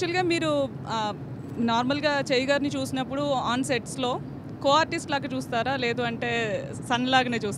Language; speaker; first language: Telugu; native; Telugu